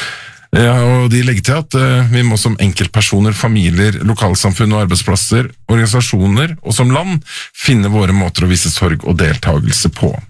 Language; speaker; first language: Norwegian; native; Norwegian